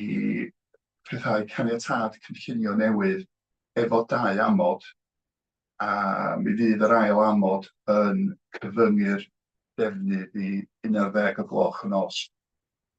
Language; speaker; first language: Welsh; native; Welsh